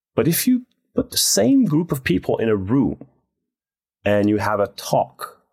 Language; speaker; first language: English; non-native, fluent; Dutch